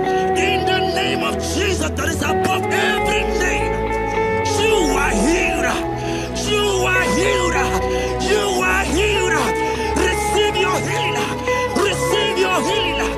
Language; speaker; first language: English; non-native, local second language; Igbo